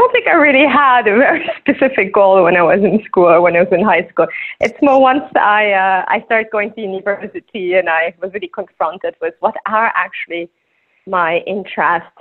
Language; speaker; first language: English; non-native, fluent; Luxembourgish